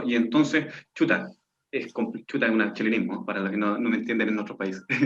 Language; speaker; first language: Spanish; native; Spanish